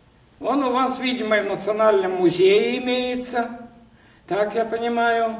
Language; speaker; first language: Russian; native; Russian